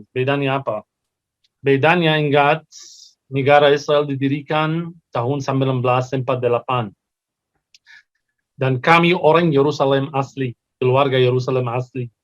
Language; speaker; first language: Indonesian; non-native, fluent; Arabic